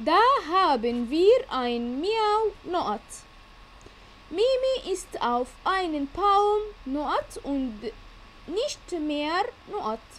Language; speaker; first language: German; non-native, fluent; Arabic